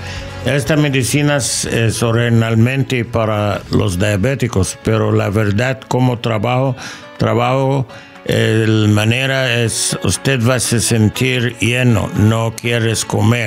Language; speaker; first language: Spanish; non-native, learner; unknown